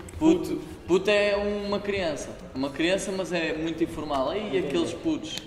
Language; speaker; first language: Portuguese; native; Portuguese